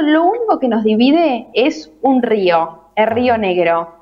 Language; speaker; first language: Spanish; native; Spanish